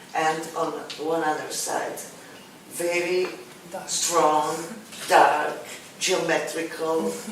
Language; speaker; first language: English; non-native, fluent; Italian